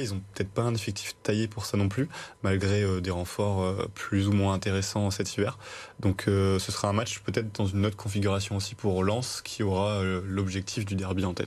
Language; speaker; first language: French; native; French